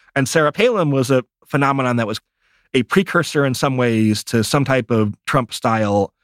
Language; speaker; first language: English; native; English